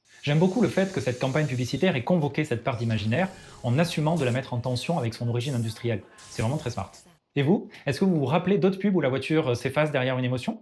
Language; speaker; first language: French; native; French